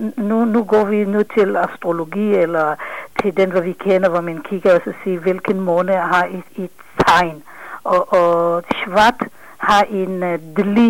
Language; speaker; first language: Danish; non-native, fluent; Hebrew